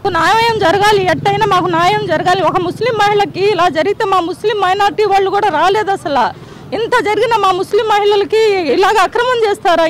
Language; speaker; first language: Telugu; non-native, local second language; Urdu